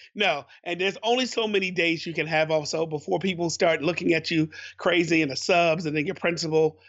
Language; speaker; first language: English; native; English